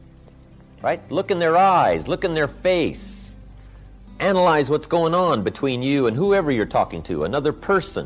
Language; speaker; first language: English; native; English